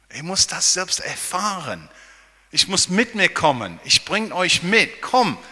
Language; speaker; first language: German; non-native, fluent; English